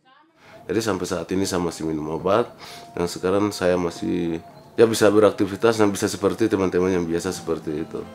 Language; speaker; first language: Indonesian; non-native, local second language; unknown